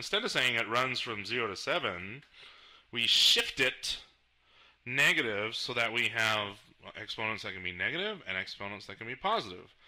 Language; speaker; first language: English; native; English